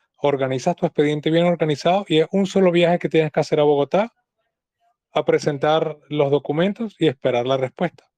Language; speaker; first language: Spanish; native; Spanish